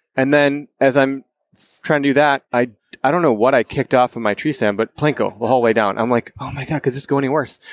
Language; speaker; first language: English; native; English